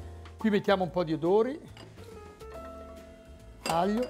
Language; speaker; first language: Italian; native; Italian